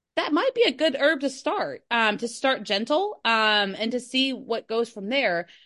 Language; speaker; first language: English; native; English